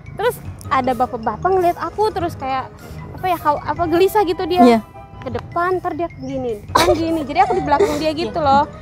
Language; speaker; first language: Indonesian; native; Indonesian